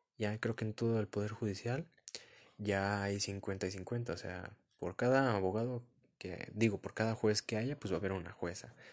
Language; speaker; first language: Spanish; early bilingual, heritage; Spanish